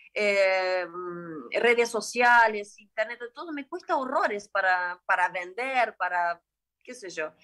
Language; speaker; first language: Spanish; non-native, fluent; Ukrainian